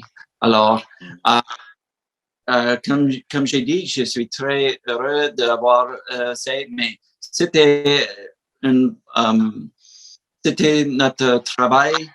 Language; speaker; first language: French; non-native, learner; English